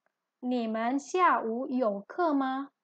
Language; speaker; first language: Chinese; non-native, fluent; Indonesian